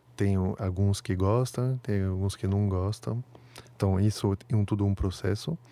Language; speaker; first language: Portuguese; non-native, fluent; French